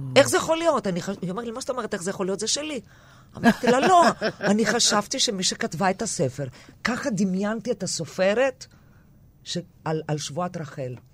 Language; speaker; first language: Hebrew; non-native, fluent; Greek